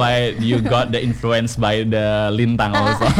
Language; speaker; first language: English; non-native, fluent; Indonesian